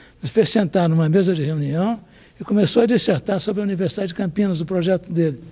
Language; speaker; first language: Portuguese; native; Portuguese